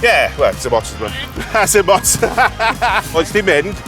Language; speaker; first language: Welsh; non-native, local second language; English